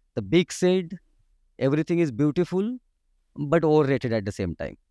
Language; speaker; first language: English; non-native, local second language; Marathi